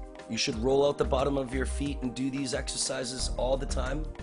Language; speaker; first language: English; native; English